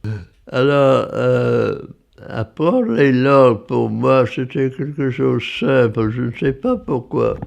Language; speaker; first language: French; non-native, fluent; English